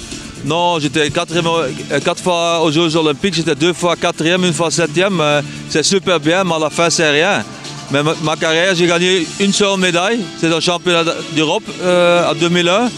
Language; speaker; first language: French; non-native, local second language; Dutch